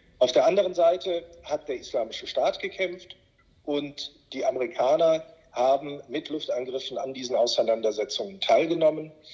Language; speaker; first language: German; native; German